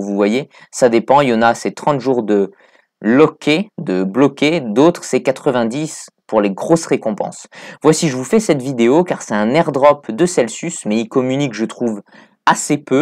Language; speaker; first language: French; native; French